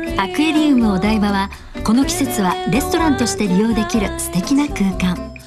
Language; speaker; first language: Japanese; native; Japanese